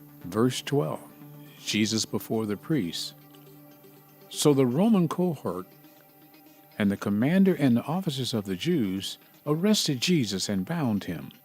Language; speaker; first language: English; native; English